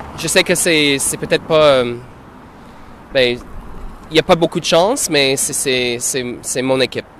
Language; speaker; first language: French; non-native, local second language; English